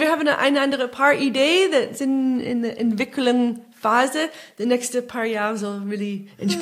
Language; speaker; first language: German; non-native, fluent; English